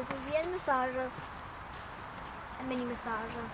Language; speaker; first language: German; non-native, learner; English